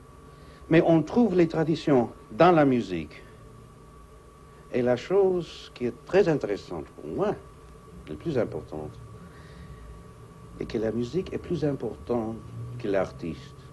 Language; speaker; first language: French; non-native, fluent; English